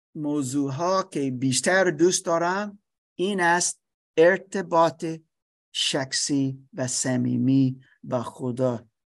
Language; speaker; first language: Persian; non-native, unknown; English